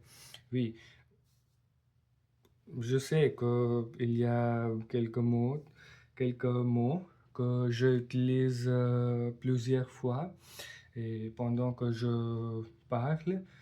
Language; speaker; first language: French; non-native, learner; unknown